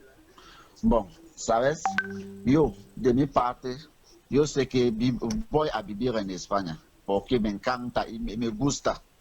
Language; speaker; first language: Spanish; non-native, learner; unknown